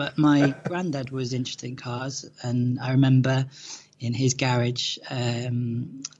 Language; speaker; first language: English; native; English